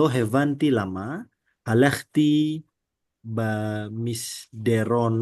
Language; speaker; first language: Hebrew; non-native, learner; Indonesian